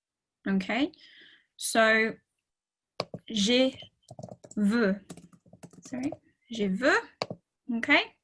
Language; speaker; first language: French; non-native, fluent; English